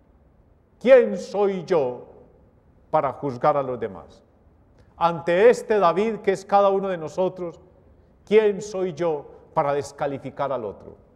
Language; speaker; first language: Spanish; native; Spanish